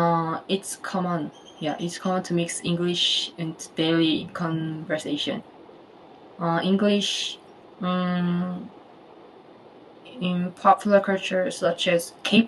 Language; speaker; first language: English; non-native, fluent; Korean